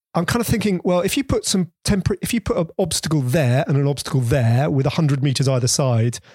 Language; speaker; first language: English; native; English